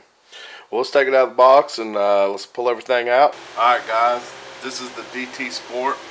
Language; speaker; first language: English; native; English